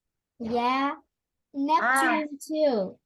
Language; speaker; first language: English; non-native, learner; Vietnamese